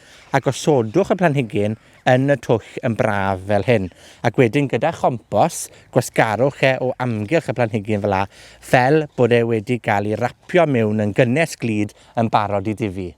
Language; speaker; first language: Welsh; native; Welsh